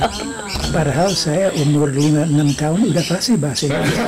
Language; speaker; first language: Indonesian; non-native, fluent; English